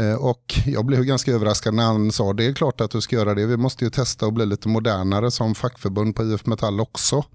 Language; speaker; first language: Swedish; native; Swedish